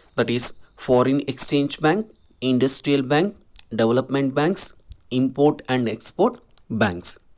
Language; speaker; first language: English; non-native, local second language; Kannada